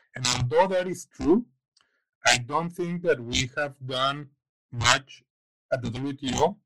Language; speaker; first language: English; non-native, fluent; Spanish